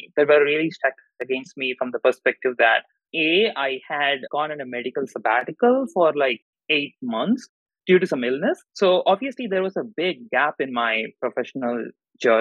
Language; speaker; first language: English; non-native, local second language; Tamil